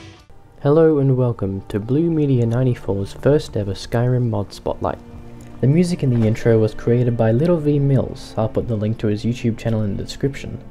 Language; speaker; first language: English; native; English